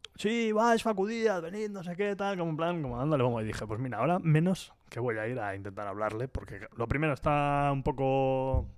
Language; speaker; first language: Spanish; non-native, local second language; Basque